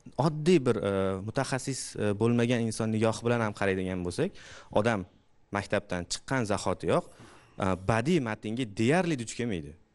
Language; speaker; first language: Uzbek; native; Uzbek